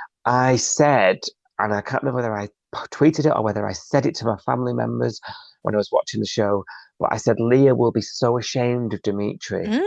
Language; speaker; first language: English; native; English